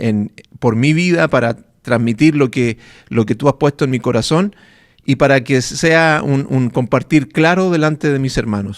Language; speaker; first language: Spanish; native; Spanish